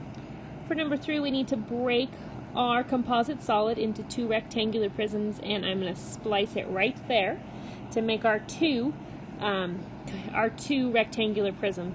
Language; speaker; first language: English; native; English